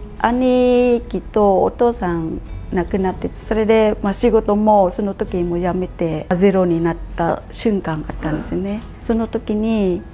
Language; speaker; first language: Japanese; non-native, fluent; Khmer